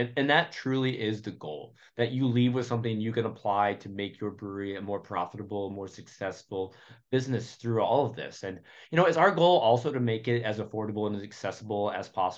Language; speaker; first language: English; native; English